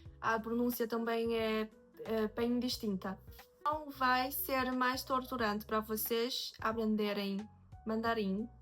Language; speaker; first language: Portuguese; non-native, fluent; Chinese